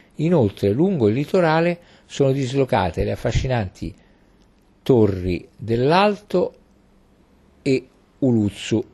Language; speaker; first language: Italian; native; Italian